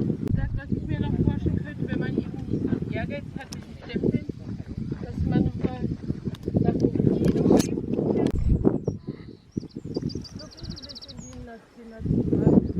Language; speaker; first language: German; native; German